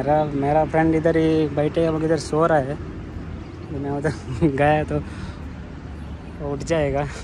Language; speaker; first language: Hindi; non-native, local second language; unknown